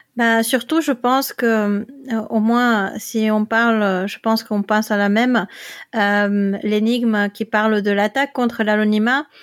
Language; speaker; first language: French; non-native, fluent; Dutch